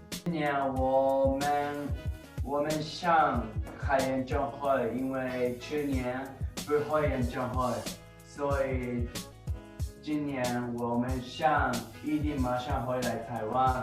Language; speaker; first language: Chinese; non-native, learner; Japanese